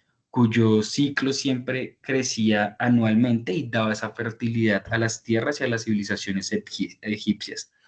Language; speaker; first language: Spanish; native; Spanish